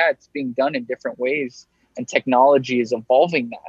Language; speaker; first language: English; native; English